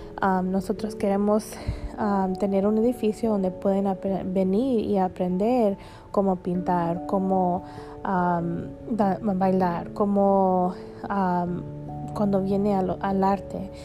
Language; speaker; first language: Spanish; early bilingual, heritage; Spanish